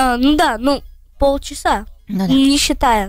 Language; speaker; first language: Russian; early bilingual, heritage; Russian